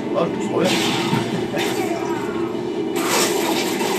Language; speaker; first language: French; native; French